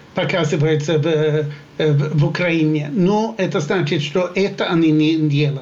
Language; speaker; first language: Russian; non-native, fluent; Swedish